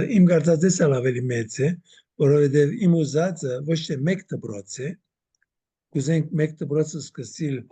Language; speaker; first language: Armenian; early bilingual, heritage; Armenian